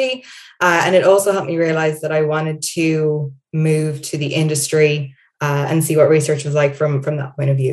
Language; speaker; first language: English; native; English